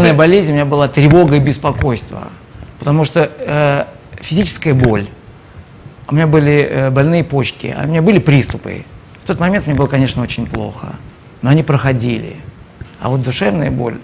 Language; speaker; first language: Russian; native; Russian